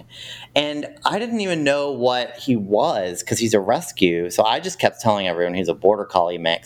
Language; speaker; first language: English; native; English